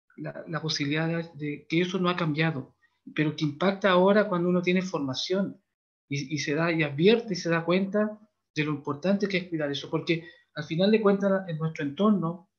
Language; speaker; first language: Spanish; native; Spanish